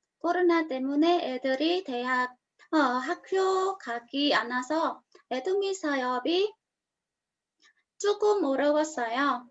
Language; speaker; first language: Korean; non-native, learner; Khmer